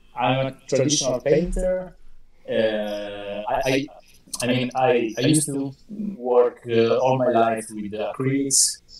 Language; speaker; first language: English; non-native, fluent; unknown